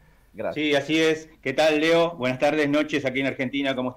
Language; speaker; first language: Spanish; native; Spanish